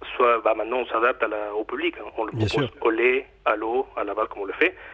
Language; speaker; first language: French; non-native, fluent; Spanish